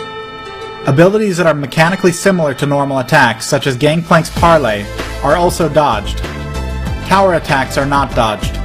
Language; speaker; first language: English; native; English